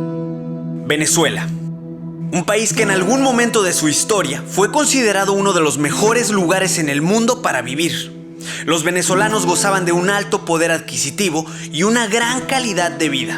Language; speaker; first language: Spanish; native; Spanish